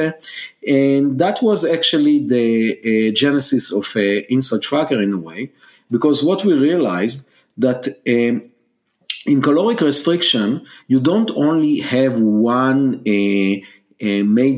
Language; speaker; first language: English; non-native, fluent; Hebrew